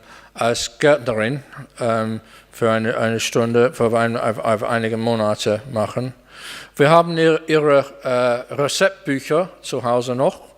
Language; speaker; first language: German; non-native, fluent; English